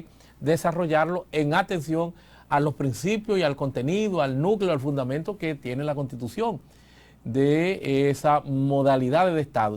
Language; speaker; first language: Spanish; native; Spanish